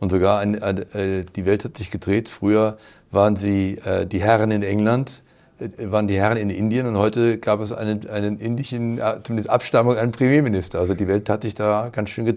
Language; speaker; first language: German; native; German